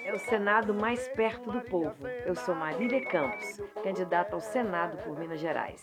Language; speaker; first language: Portuguese; native; Portuguese